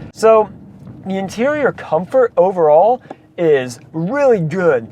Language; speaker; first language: English; native; English